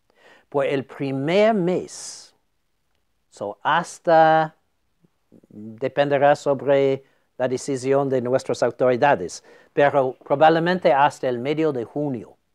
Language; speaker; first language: Spanish; non-native, fluent; English